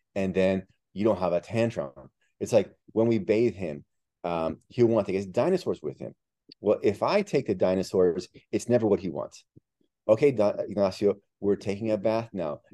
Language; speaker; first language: English; early bilingual, other home language; Spanish